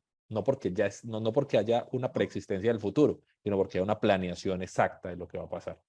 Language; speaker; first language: Spanish; native; Spanish